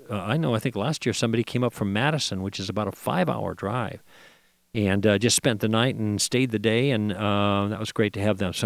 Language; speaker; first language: English; native; English